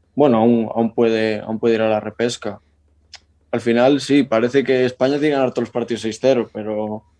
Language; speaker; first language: Spanish; native; Spanish